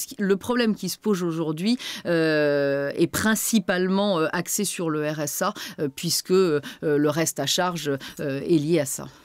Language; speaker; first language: French; native; French